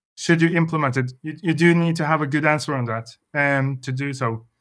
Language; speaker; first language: English; non-native, fluent; Norwegian